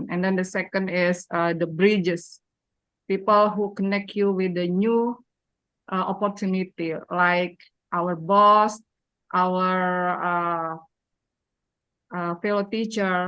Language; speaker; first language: English; non-native, learner; Indonesian